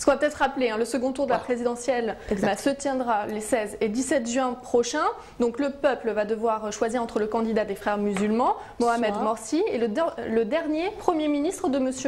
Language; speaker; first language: French; native; French